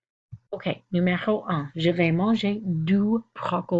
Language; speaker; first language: French; non-native, fluent; English